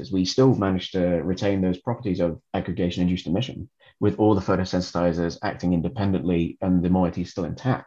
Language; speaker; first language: English; native; English